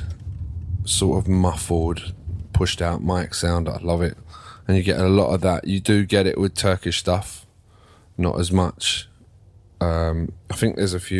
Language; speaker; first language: English; native; English